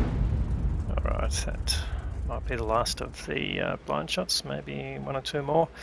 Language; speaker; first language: English; native; English